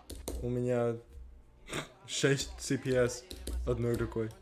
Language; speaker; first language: Russian; non-native, learner; English